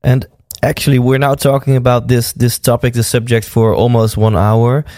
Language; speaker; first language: English; non-native, fluent; Dutch